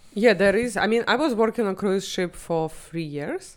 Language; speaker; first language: English; non-native, fluent; Russian